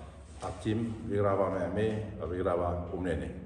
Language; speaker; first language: Czech; non-native, fluent; Romanian